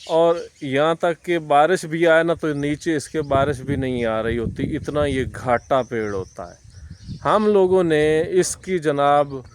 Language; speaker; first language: Urdu; non-native, local second language; Punjabi